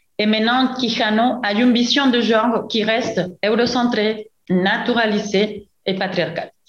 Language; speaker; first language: French; non-native, fluent; Spanish